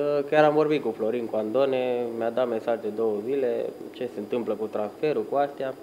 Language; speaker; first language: Romanian; early bilingual, heritage; Romanian